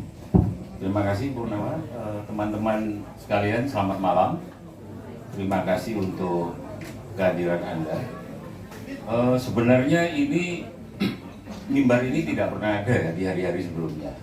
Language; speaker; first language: Indonesian; non-native, local second language; Javanese